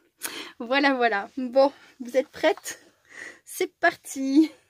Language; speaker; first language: French; native; French